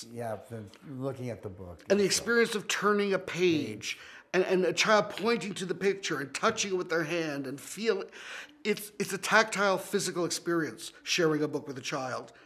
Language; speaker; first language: English; native; English